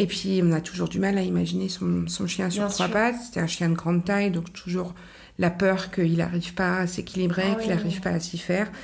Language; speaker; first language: French; native; French